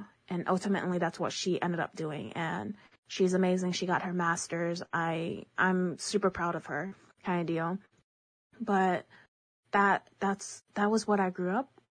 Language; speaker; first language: English; early bilingual, other home language; Chinese